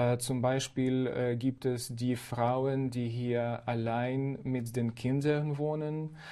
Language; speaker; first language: German; non-native, fluent; Ukrainian